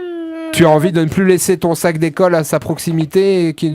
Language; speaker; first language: French; native; French